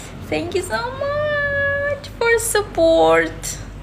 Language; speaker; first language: English; non-native, learner; Russian